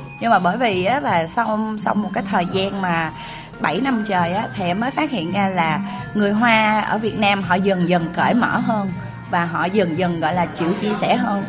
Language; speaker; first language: Vietnamese; non-native, local second language; Cantonese